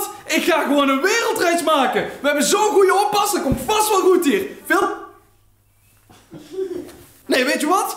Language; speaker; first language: Dutch; native; Dutch